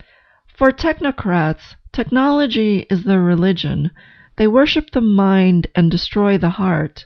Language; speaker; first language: English; native; English